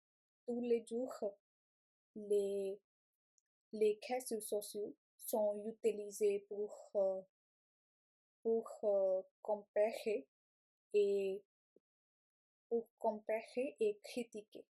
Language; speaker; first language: French; non-native, learner; Punjabi